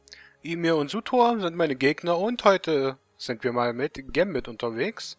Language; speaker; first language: German; native; German